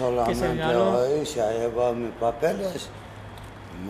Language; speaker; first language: Spanish; non-native, learner; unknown